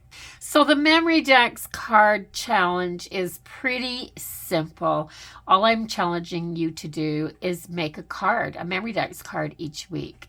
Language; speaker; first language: English; native; English